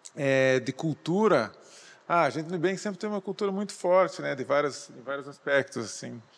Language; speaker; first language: Portuguese; native; Portuguese